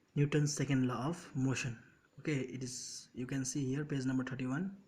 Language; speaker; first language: English; non-native, local second language; Nepali